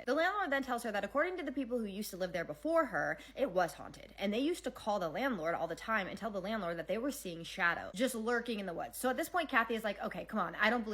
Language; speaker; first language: English; native; English